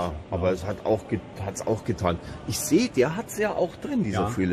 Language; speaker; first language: German; native; German